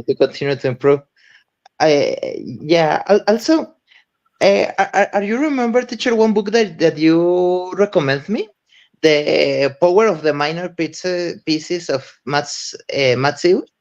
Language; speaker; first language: English; non-native, learner; Spanish